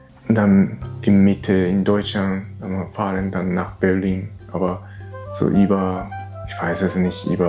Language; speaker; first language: German; non-native, fluent; Japanese